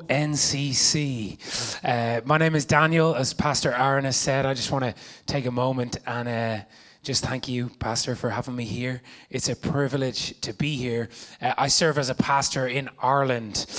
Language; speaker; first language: English; native; English